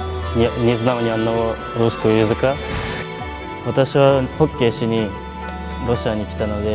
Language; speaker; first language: Russian; non-native, learner; Japanese